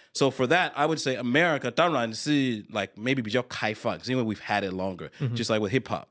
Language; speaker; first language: English; early bilingual, other home language; Chinese